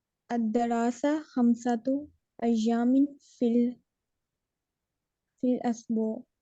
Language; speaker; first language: Arabic; non-native, learner; Urdu